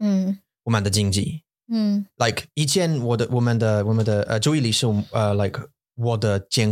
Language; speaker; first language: Chinese; non-native, learner; English